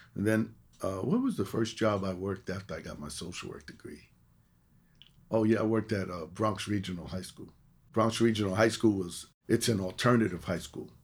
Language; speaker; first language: English; native; English